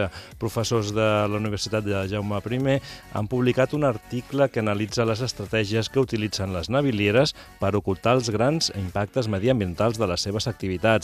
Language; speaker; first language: Catalan; native; Catalan